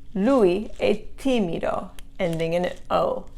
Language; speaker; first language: Italian; non-native, fluent; English